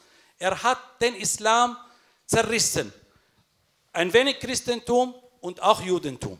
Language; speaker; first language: German; non-native, fluent; Arabic